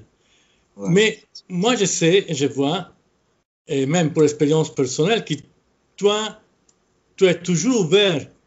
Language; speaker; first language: French; non-native, fluent; Italian